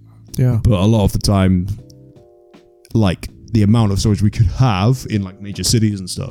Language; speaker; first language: English; native; English